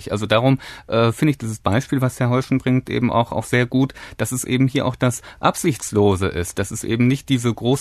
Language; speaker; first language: German; native; German